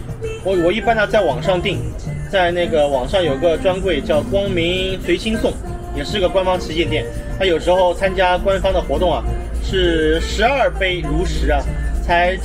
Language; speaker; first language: Chinese; native; Chinese